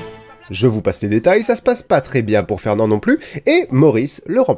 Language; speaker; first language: French; native; French